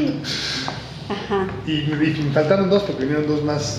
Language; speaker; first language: Spanish; native; Spanish